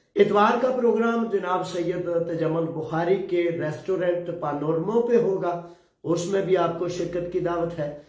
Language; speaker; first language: Urdu; non-native, local second language; Punjabi